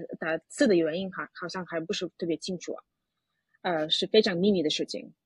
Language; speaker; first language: Chinese; non-native, fluent; Russian